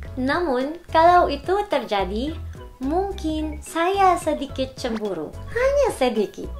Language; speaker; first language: Indonesian; non-native, learner; Filipino